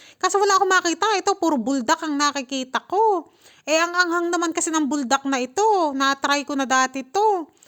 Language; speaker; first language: Filipino; native; Filipino